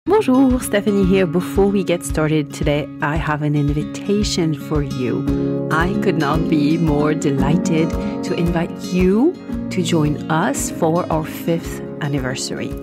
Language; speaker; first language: English; non-native, fluent; French